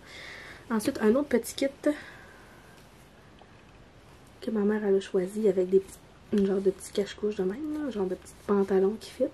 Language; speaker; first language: French; native; French